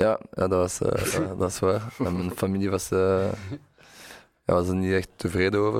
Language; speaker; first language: Dutch; non-native, local second language; French